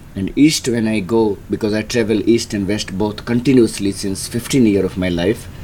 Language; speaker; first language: English; non-native, local second language; Hindi